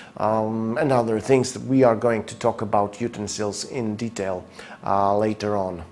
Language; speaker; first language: English; non-native, fluent; Polish